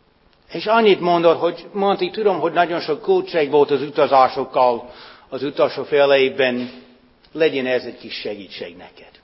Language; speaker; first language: Hungarian; non-native, fluent; English